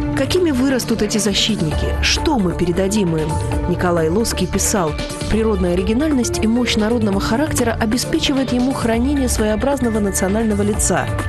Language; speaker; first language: Russian; native; Russian